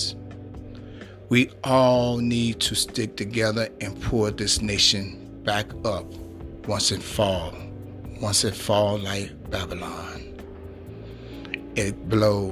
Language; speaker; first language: English; native; English